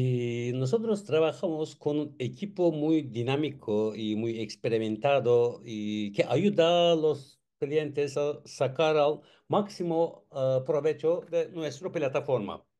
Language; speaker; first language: Spanish; non-native, learner; Turkish